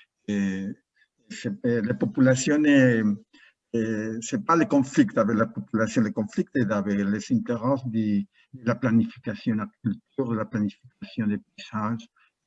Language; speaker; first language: French; non-native, learner; Spanish